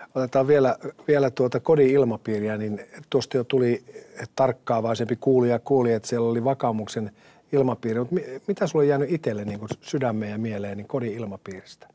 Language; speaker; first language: Finnish; native; Finnish